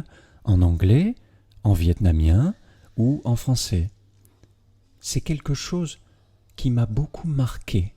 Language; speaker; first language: French; native; French